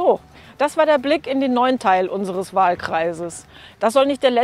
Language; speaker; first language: German; native; German